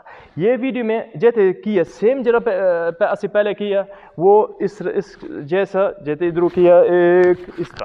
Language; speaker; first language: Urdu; non-native, learner; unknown